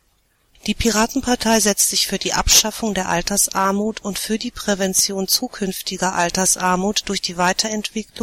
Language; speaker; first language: German; native; German